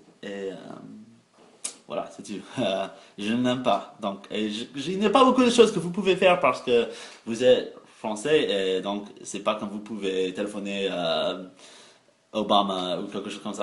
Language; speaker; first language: French; non-native, fluent; English